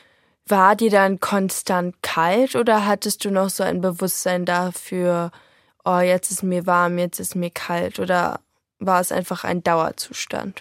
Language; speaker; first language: German; native; German